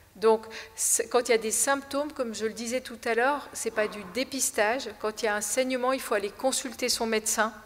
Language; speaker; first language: French; native; French